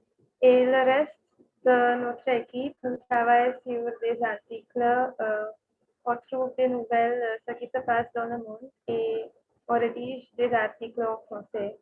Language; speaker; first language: French; non-native, learner; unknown